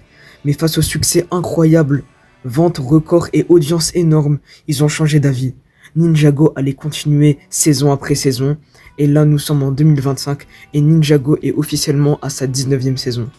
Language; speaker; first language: French; native; French